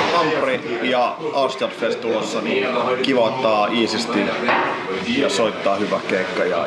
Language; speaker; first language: Finnish; native; Finnish